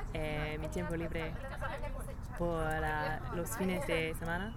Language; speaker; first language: Spanish; non-native, learner; English